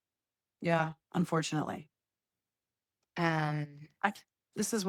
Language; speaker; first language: English; native; English